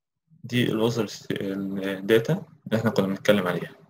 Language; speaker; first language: Arabic; native; Arabic